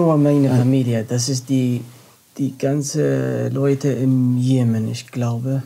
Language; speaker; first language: German; non-native, learner; Arabic